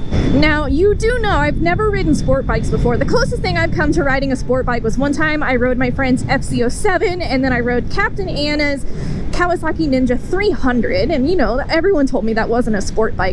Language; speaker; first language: English; native; English